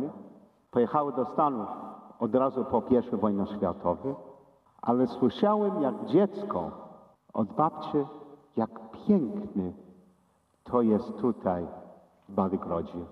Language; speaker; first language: Polish; non-native, fluent; English